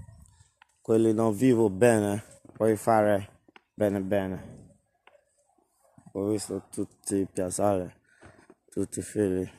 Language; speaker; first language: Italian; non-native, learner; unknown